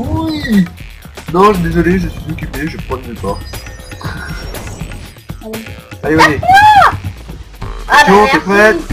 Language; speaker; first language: French; native; French